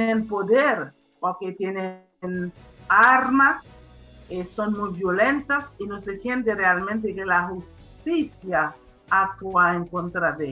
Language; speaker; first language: Spanish; non-native, fluent; Haitian Creole